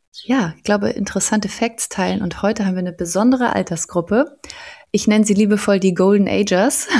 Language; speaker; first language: German; native; German